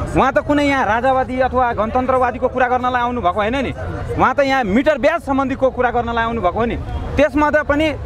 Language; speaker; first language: Nepali; non-native, local second language; Maithili